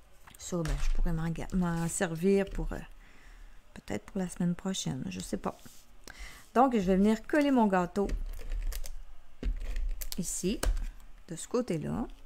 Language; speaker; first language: French; native; French